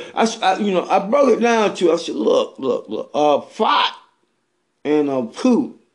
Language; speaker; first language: English; native; English